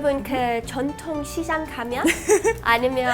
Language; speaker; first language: Korean; non-native, fluent; English